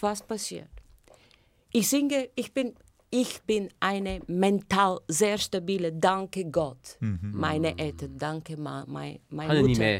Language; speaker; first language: German; non-native, fluent; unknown